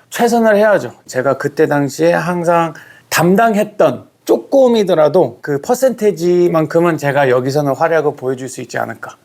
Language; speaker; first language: Korean; early bilingual, heritage; Korean